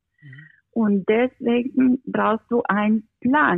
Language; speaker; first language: German; non-native, fluent; Romanian